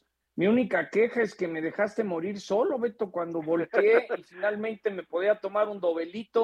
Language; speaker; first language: Spanish; native; Spanish